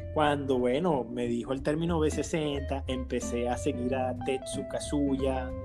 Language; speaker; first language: Spanish; native; Spanish